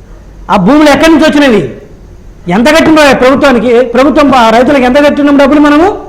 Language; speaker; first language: Telugu; native; Telugu